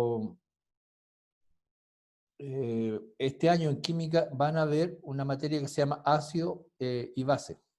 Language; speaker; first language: Spanish; native; Spanish